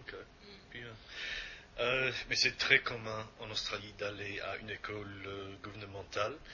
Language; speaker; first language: French; non-native, fluent; English